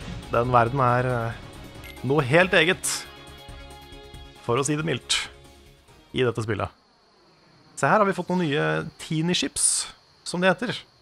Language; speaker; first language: Norwegian; native; Norwegian